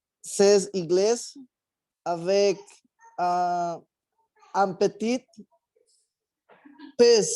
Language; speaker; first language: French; non-native, learner; Spanish